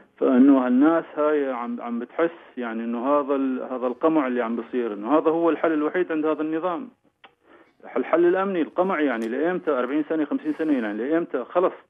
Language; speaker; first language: Arabic; native; Arabic